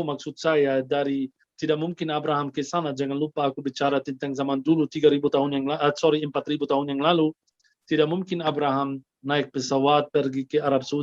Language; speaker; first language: Indonesian; non-native, fluent; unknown